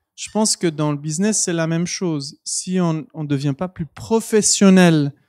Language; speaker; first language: French; native; French